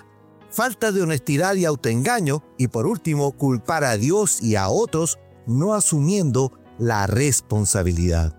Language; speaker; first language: Spanish; native; Spanish